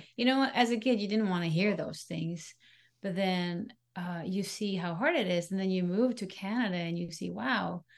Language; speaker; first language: English; non-native, local second language; Pampanga